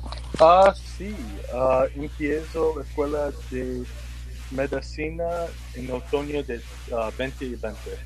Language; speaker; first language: Spanish; non-native, learner; English